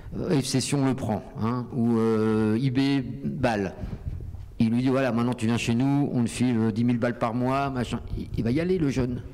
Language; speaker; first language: French; native; French